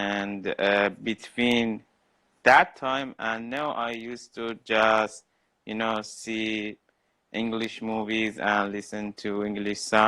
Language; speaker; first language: English; non-native, learner; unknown